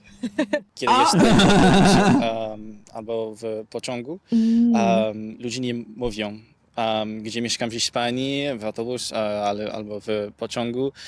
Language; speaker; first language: Polish; non-native, learner; English